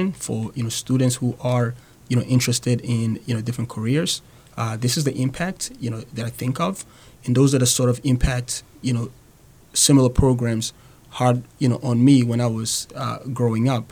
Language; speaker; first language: English; non-native, fluent; Rundi